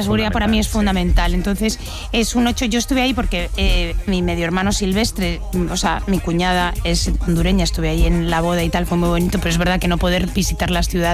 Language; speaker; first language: Spanish; native; Spanish